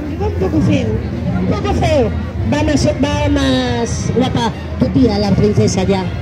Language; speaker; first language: Spanish; native; Spanish